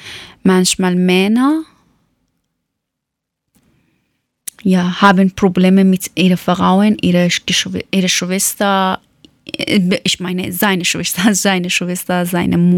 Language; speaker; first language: German; non-native, learner; Persian